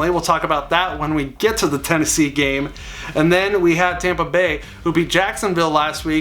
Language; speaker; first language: English; native; English